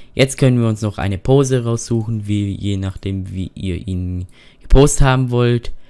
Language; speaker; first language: German; native; German